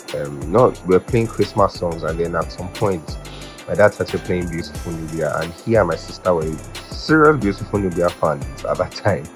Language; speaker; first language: English; non-native, local second language; Yoruba